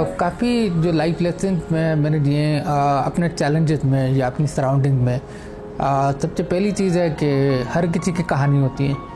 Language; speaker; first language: Urdu; native; Urdu